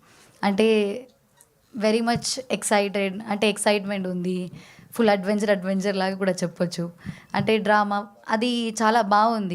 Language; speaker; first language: Telugu; non-native, fluent; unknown